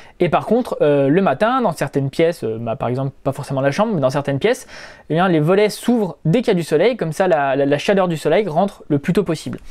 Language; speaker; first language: French; native; French